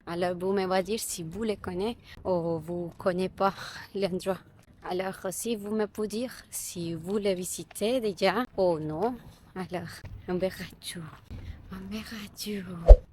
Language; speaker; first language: French; non-native, learner; Spanish